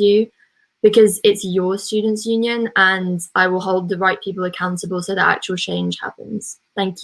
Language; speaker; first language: English; native; English